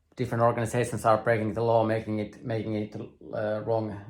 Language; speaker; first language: English; non-native, fluent; Finnish